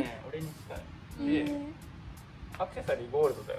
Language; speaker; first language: Japanese; native; Japanese